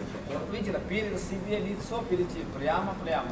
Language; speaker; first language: Russian; non-native, learner; Chinese